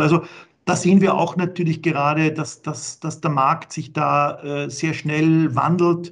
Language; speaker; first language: German; native; German